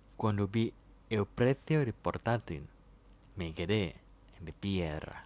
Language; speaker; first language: Spanish; non-native, fluent; Thai